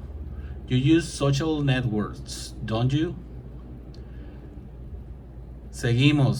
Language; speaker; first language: English; non-native, fluent; Spanish